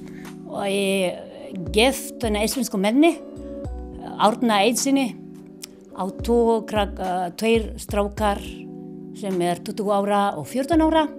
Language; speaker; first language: Icelandic; non-native, learner; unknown